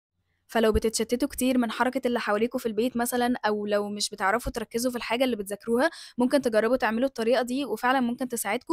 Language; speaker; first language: Arabic; native; Arabic